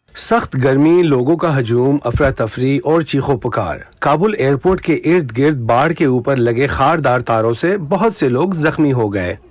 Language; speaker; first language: Urdu; native; Urdu